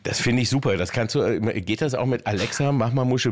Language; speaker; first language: German; native; German